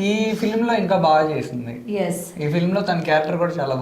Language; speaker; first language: Telugu; native; Telugu